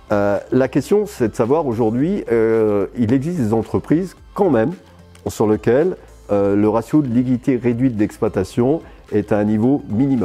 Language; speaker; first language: French; native; French